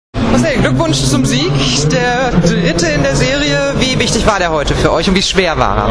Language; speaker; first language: German; native; German